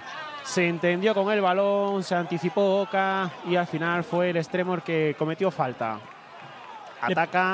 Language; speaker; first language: Spanish; native; Spanish